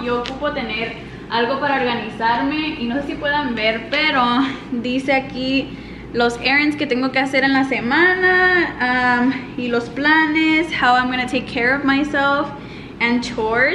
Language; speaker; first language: Spanish; early bilingual, heritage; Spanish